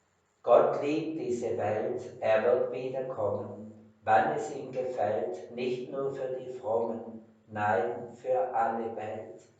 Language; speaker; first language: German; native; German